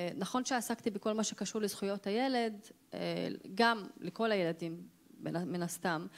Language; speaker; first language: Hebrew; non-native, local second language; Arabic